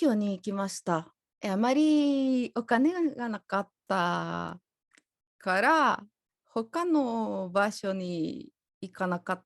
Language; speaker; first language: Japanese; non-native, learner; Spanish